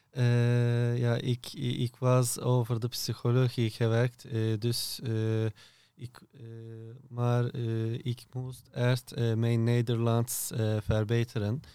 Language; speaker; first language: Dutch; non-native, learner; Turkish